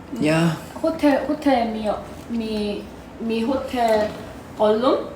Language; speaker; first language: English; non-native, learner; Korean